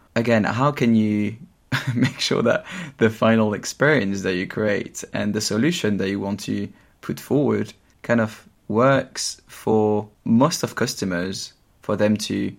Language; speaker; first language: English; non-native, fluent; French